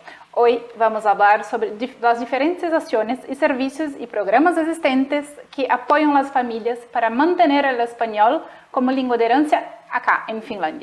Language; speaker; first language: Spanish; non-native, fluent; Portuguese